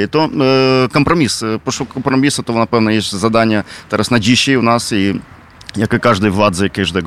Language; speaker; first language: Polish; non-native, fluent; Ukrainian